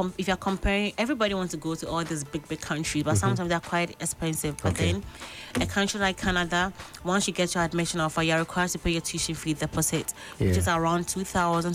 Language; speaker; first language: English; non-native, local second language; Akan